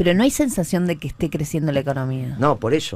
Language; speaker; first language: Spanish; native; Spanish